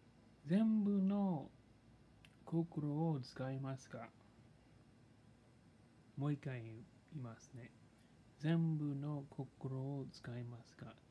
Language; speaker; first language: Japanese; non-native, learner; English